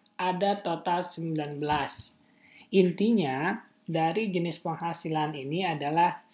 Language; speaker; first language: Indonesian; native; Indonesian